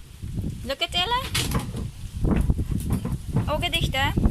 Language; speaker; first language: Dutch; non-native, learner; Filipino